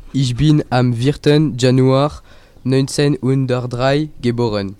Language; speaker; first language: German; non-native, learner; French